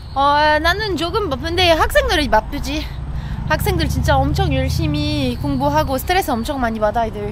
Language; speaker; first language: Korean; non-native, fluent; French